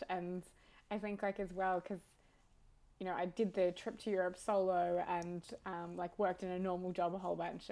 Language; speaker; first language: English; native; English